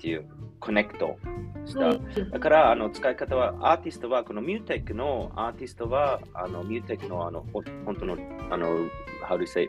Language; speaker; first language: Japanese; non-native, learner; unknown